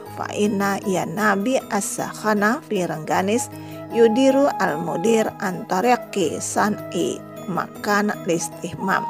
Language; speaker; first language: Arabic; non-native, learner; Indonesian